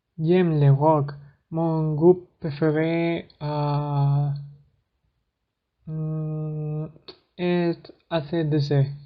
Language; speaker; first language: French; non-native, learner; Spanish